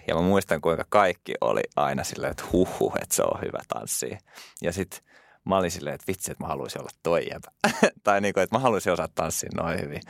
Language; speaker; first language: Finnish; early bilingual, other home language; French